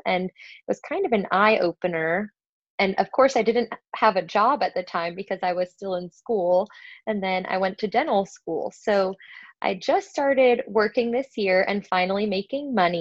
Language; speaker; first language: English; native; English